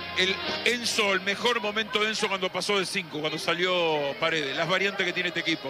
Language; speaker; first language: Spanish; native; Spanish